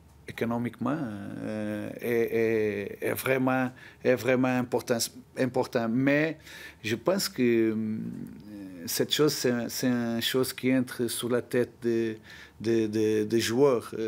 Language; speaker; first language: French; non-native, learner; Portuguese